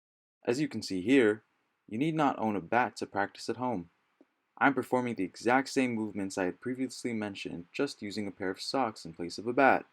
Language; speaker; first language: English; native; English